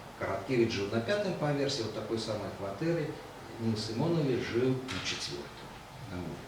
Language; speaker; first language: Belarusian; native; Belarusian